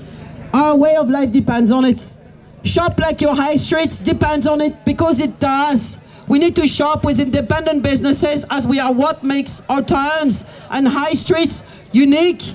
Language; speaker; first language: English; non-native, fluent; French